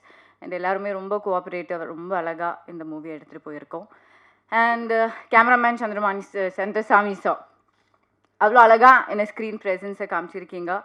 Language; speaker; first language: Tamil; non-native, learner; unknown